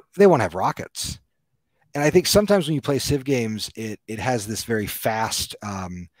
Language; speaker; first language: English; native; English